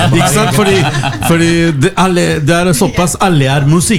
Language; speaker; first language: Norwegian; non-native, fluent; Spanish